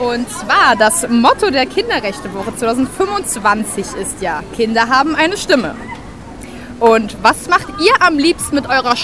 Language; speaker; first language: German; native; German